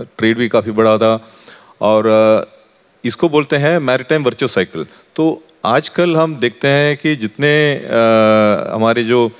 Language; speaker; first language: Hindi; native; Hindi